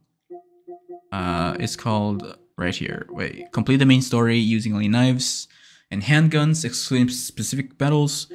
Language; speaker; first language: English; non-native, fluent; Spanish